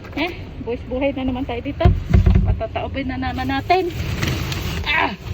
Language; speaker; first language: Filipino; native; Filipino